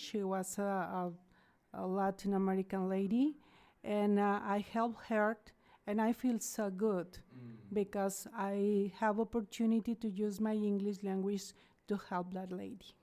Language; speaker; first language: English; non-native, learner; Spanish